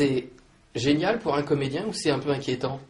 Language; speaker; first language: French; native; French